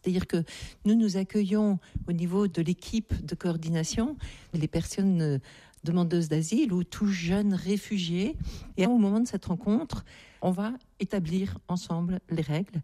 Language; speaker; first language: French; native; French